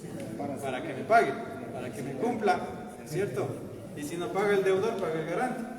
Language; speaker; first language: Spanish; native; Spanish